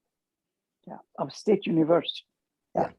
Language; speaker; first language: English; non-native, fluent; Arabic